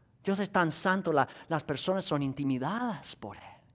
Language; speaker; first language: Spanish; non-native, fluent; English